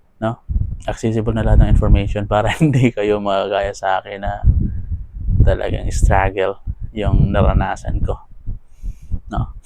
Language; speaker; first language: Filipino; non-native, local second language; Cebuano